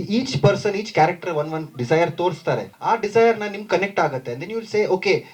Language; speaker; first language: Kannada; non-native, local second language; Marathi